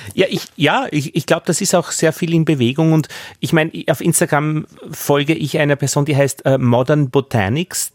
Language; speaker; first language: German; native; German